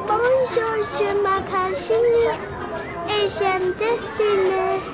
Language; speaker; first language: French; non-native, learner; English